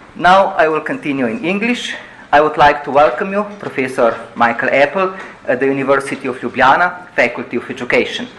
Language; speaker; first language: English; non-native, fluent; Slovenian